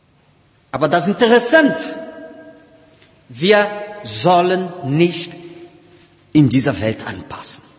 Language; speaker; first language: German; non-native, learner; Portuguese